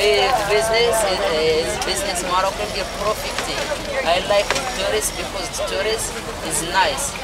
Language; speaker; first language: English; non-native, learner; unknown